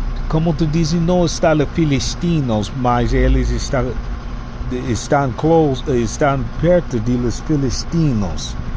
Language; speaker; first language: Portuguese; non-native, learner; English